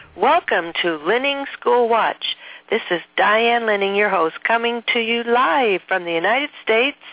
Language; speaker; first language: English; native; English